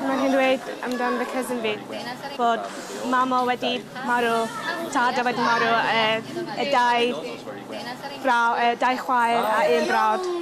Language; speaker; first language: Welsh; non-native, local second language; English